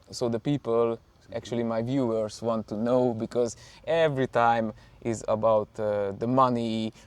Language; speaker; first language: English; non-native, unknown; Hungarian